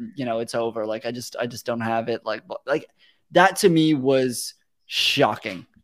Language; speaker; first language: English; early bilingual, other home language; Russian